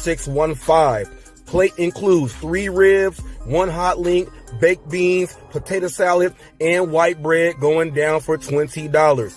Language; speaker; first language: English; native; English